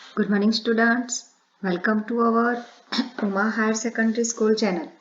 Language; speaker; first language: English; non-native, local second language; Gujarati